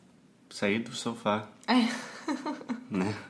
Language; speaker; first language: Portuguese; non-native, fluent; English